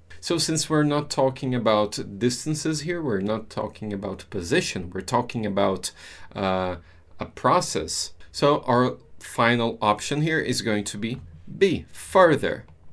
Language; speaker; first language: English; non-native, fluent; Portuguese